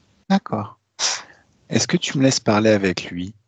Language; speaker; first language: French; native; French